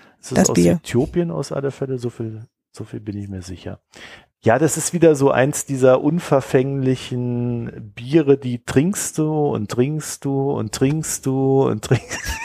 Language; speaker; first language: German; native; German